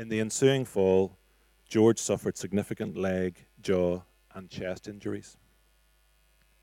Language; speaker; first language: English; native; English